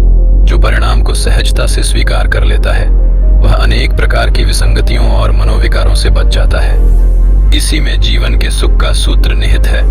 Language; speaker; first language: Hindi; native; Hindi